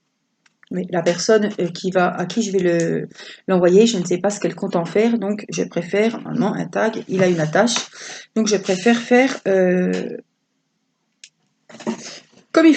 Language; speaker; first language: French; native; French